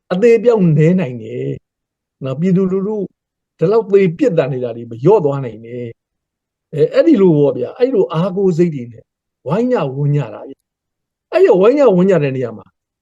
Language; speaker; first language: Burmese; native; Burmese